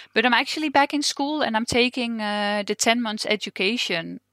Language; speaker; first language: English; non-native, fluent; Dutch